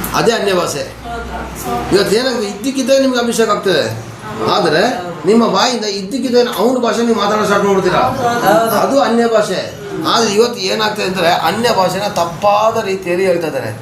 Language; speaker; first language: Kannada; non-native, local second language; Kodava